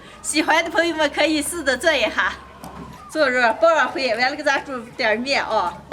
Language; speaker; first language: Chinese; native; Chinese